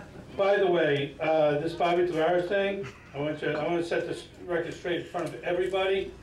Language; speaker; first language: English; native; English